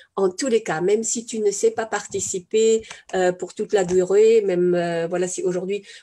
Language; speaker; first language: French; non-native, fluent; German